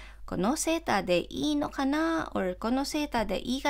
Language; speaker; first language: Japanese; non-native, fluent; Filipino